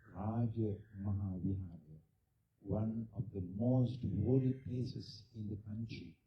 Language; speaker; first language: English; non-native, local second language; Sinhala